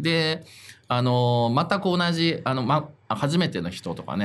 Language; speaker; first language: Japanese; non-native, fluent; Chinese